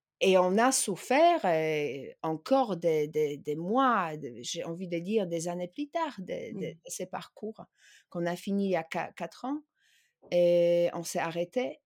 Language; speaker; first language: French; non-native, fluent; Polish